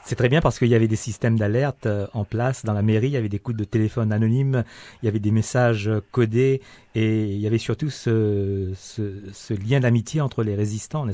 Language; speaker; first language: French; native; French